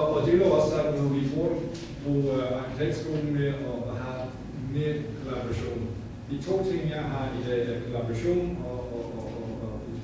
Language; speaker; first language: Danish; non-native, fluent; English